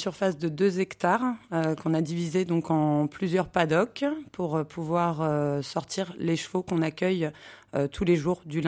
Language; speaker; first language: French; native; French